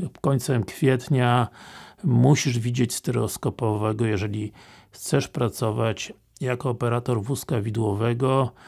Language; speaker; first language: Polish; native; Polish